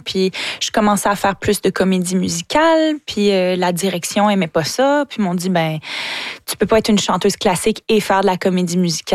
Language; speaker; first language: French; native; French